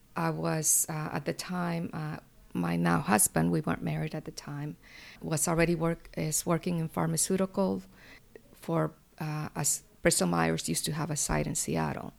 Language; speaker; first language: English; early bilingual, other home language; Spanish